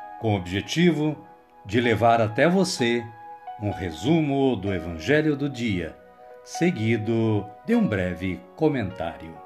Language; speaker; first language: Portuguese; native; Portuguese